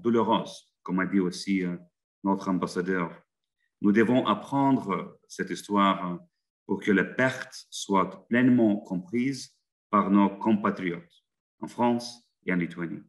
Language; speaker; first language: French; non-native, fluent; Lithuanian